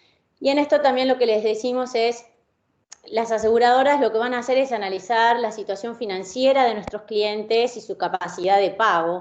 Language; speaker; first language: Spanish; native; Spanish